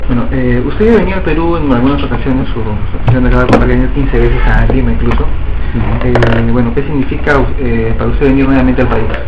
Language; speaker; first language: Spanish; native; Spanish